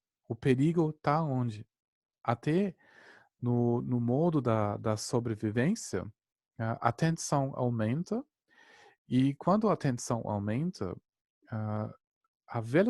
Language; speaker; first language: Portuguese; non-native, fluent; German